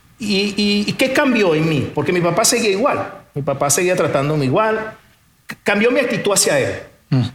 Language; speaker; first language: Spanish; early bilingual, other home language; Portuguese